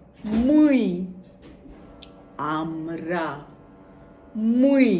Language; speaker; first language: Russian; non-native, fluent; Bangla